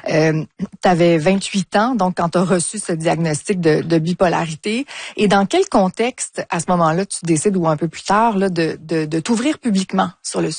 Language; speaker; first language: French; native; French